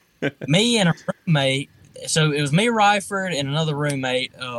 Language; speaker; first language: English; native; English